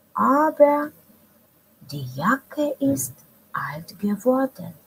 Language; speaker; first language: German; non-native, fluent; Russian